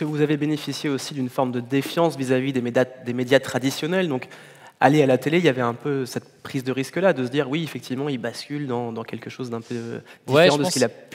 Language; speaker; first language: French; native; French